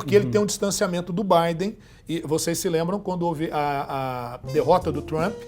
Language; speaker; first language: Portuguese; native; Portuguese